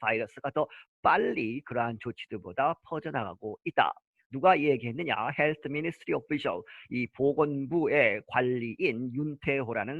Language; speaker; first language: Korean; native; Korean